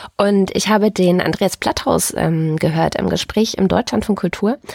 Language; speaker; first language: German; native; German